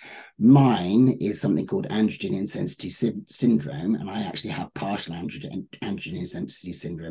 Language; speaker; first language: English; native; English